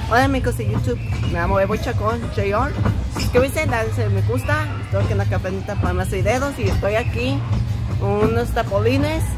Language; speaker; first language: Spanish; early bilingual, heritage; Spanish